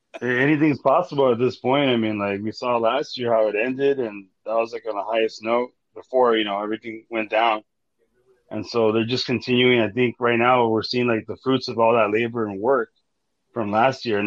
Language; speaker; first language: English; native; English